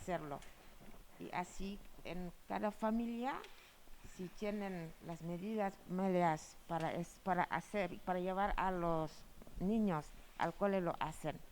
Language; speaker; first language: Spanish; non-native, fluent; Wolof